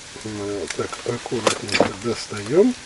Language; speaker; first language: Russian; native; Russian